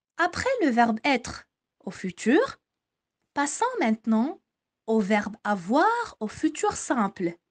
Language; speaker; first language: French; non-native, local second language; Arabic